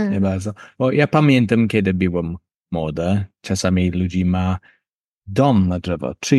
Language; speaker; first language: Polish; non-native, learner; English